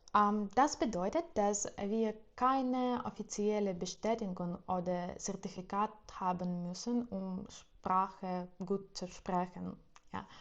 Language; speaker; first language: German; non-native, learner; Russian